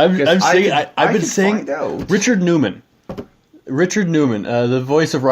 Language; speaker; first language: English; native; English